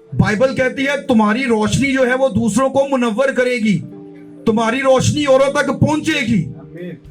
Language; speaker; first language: Urdu; non-native, local second language; Punjabi